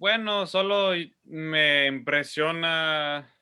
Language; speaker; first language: Spanish; non-native, fluent; English